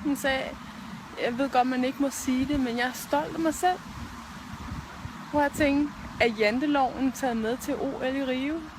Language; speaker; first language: Danish; native; Danish